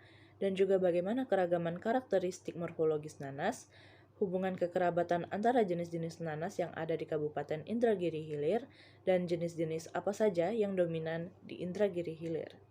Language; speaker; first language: Indonesian; native; Indonesian